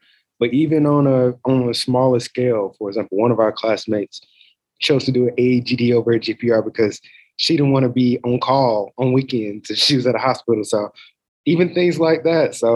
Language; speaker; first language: English; native; English